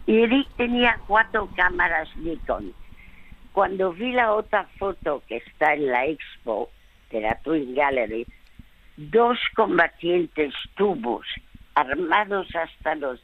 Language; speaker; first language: Spanish; non-native, fluent; French